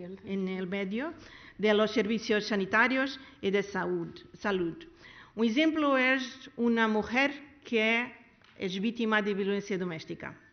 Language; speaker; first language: Spanish; non-native, learner; Portuguese